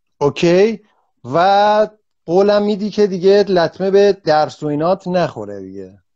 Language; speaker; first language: Persian; native; Persian